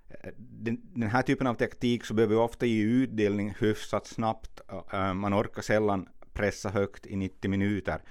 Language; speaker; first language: Swedish; native; Swedish